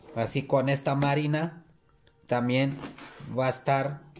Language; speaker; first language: Spanish; non-native, learner; Turkish